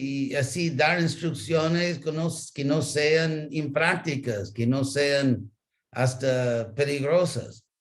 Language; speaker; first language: Spanish; non-native, fluent; English